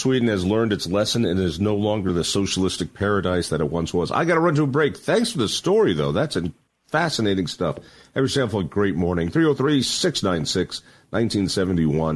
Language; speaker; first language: English; native; English